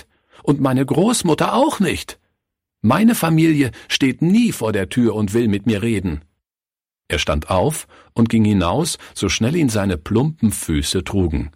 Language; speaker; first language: German; native; German